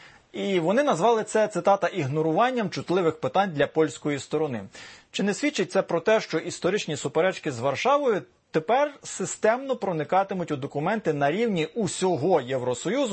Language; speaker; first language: Ukrainian; native; Ukrainian